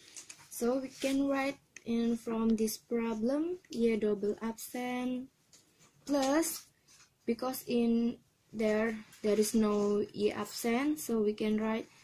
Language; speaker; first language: English; non-native, learner; Indonesian